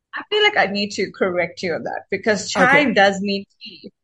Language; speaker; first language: English; native; English